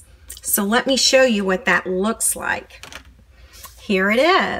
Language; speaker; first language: English; native; English